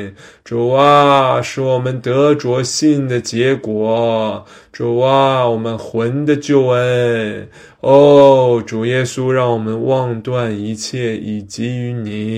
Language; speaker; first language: Chinese; native; Chinese